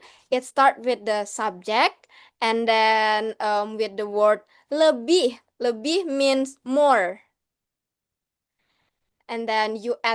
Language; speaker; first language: English; non-native, learner; Indonesian